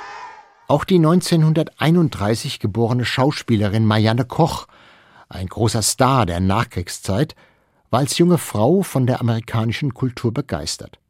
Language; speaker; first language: German; native; German